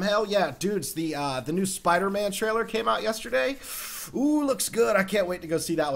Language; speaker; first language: English; native; English